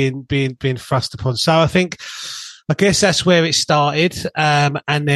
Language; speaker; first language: English; native; English